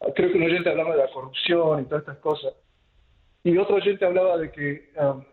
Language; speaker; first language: Spanish; native; Spanish